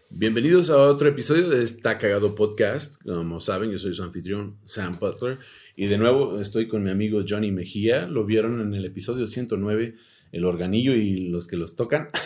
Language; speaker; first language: Spanish; early bilingual, heritage; Spanish